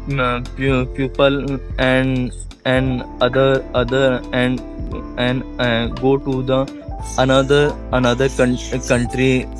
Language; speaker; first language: English; non-native, learner; Hindi